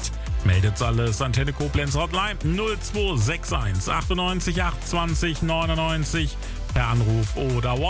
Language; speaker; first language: German; native; German